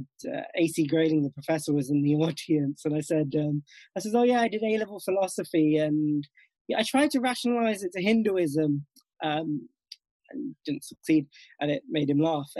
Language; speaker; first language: English; native; English